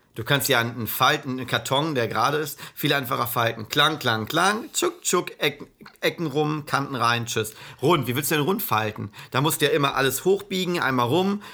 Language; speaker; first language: German; early bilingual, other home language; Italian